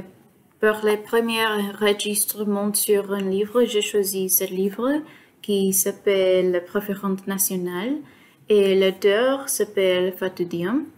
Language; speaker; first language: French; non-native, learner; Spanish